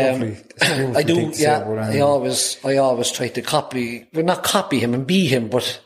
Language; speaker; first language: English; native; English